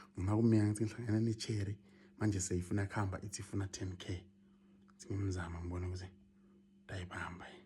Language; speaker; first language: Zulu; non-native, local second language; Swati